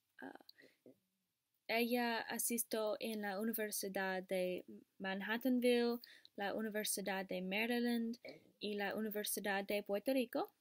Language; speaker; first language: Spanish; non-native, learner; English